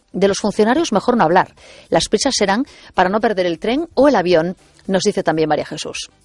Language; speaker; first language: Spanish; native; Spanish